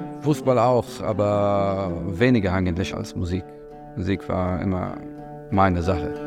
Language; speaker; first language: German; non-native, learner; Arabic